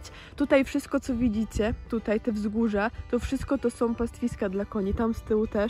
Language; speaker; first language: Polish; native; Polish